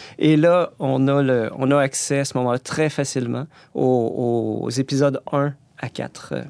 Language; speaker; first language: French; native; French